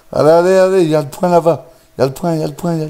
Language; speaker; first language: French; native; French